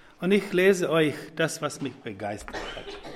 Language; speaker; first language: German; non-native, fluent; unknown